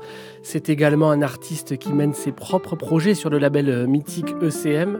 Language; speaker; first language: French; native; French